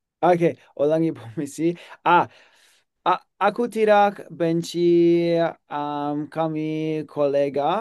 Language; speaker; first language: Indonesian; non-native, learner; English